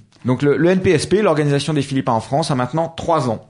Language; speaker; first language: French; native; French